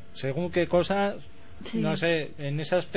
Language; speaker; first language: Catalan; native; Catalan